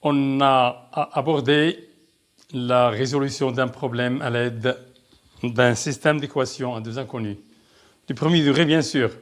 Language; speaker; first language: French; non-native, local second language; Arabic